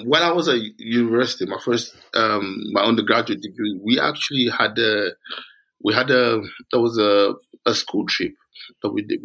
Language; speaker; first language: English; non-native, local second language; Yoruba